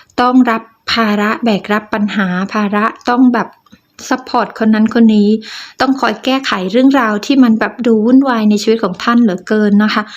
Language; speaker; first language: Thai; native; Thai